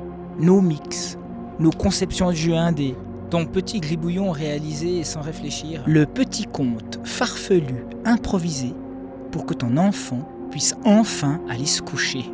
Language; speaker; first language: French; native; French